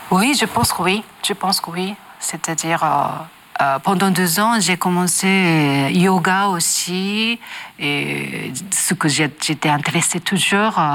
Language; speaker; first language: French; non-native, learner; Japanese